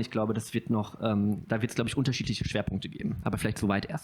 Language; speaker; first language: German; native; German